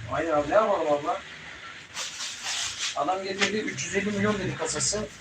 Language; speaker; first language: Turkish; native; Turkish